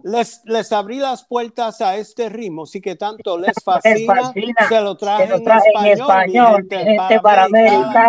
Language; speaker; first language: Spanish; early bilingual, heritage; Spanish